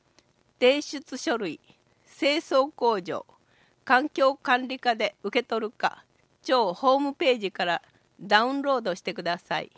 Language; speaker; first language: Japanese; native; Japanese